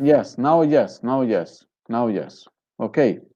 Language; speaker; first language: English; non-native, fluent; Italian